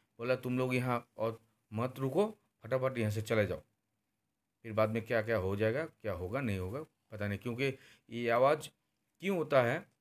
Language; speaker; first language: Hindi; non-native, local second language; Bangla